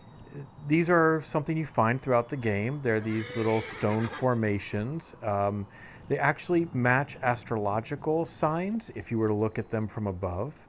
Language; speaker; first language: English; native; English